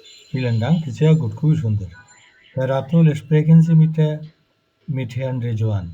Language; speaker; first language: German; non-native, fluent; Bangla